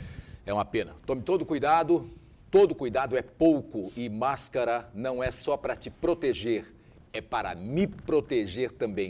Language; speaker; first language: Portuguese; native; Portuguese